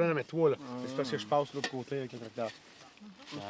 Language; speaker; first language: French; native; French